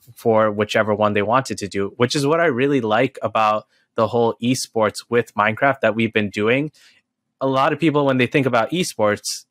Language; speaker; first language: English; native; English